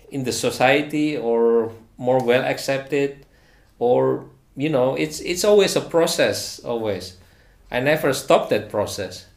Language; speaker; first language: English; non-native, fluent; Indonesian